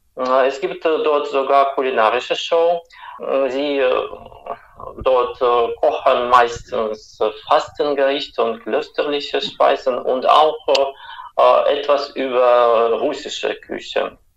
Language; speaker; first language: German; non-native, fluent; Russian